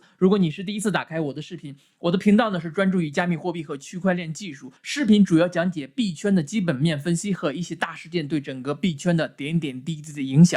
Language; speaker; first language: Chinese; native; Chinese